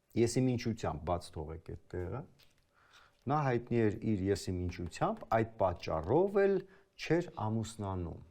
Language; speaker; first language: Armenian; native; Armenian